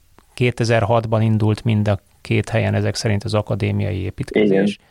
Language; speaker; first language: Hungarian; native; Hungarian